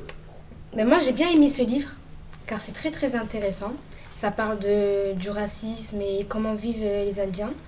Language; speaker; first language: French; native; French